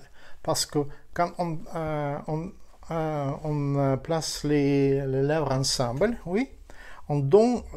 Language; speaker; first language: French; non-native, fluent; Ukrainian